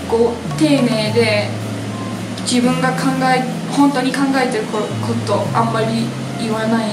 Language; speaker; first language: Japanese; non-native, fluent; English